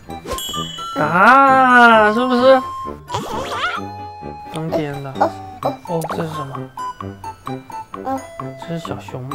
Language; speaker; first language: Chinese; native; Chinese